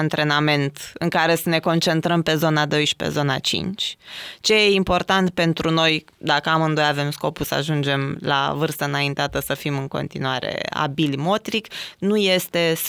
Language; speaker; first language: Romanian; native; Romanian